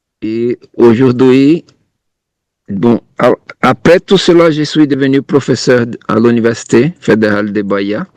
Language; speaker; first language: French; non-native, fluent; Portuguese